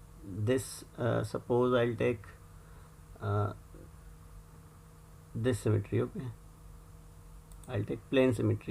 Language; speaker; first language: English; non-native, local second language; Hindi